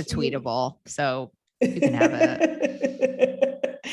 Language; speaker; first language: English; native; English